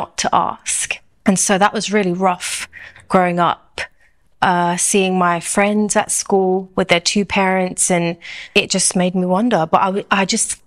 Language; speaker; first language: English; native; English